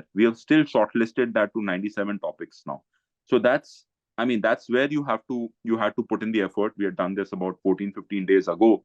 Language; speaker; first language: English; non-native, local second language; Hindi